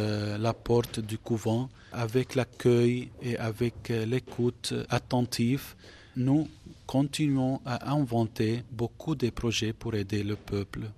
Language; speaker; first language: French; non-native, fluent; Arabic